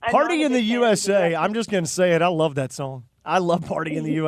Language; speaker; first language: English; native; English